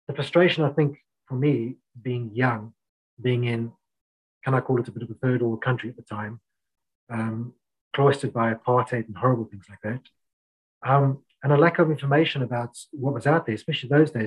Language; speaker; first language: English; native; English